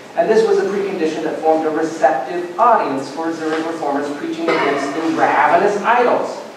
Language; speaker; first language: English; native; English